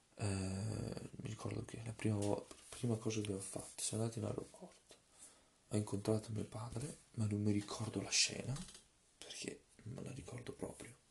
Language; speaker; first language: Italian; early bilingual, other home language; Russian